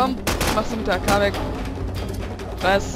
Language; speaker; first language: German; native; German